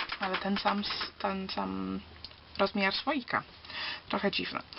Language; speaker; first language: Polish; early bilingual, heritage; Polish